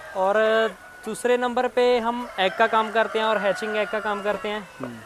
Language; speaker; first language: Hindi; native; Hindi